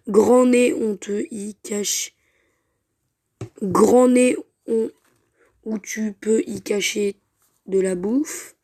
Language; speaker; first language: French; native; French